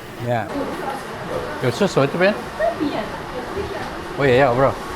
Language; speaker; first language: Chinese; non-native, learner; Indonesian